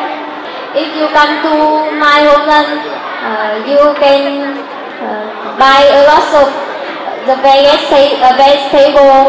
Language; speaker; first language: English; non-native, learner; Vietnamese